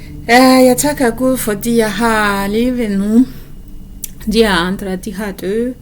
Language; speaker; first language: Danish; non-native, learner; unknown